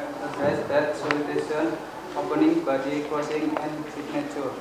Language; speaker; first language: English; non-native, learner; Indonesian